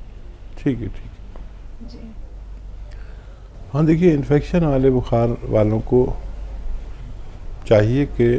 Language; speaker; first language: Hindi; native; Hindi